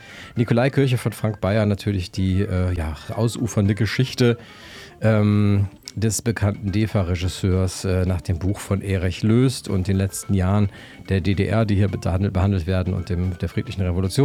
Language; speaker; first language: German; native; German